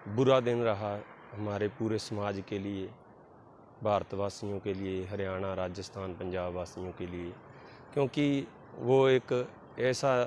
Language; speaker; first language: Hindi; non-native, local second language; Punjabi